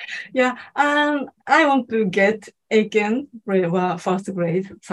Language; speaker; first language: English; non-native, learner; Japanese